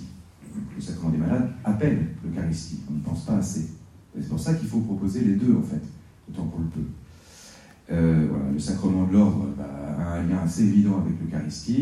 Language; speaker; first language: French; native; French